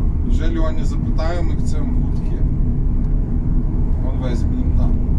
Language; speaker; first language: Polish; non-native, learner; Russian